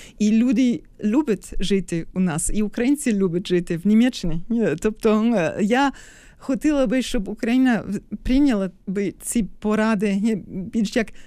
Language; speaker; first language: Ukrainian; non-native, fluent; German